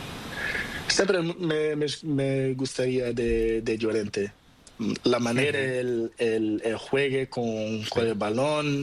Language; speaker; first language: Spanish; non-native, learner; Portuguese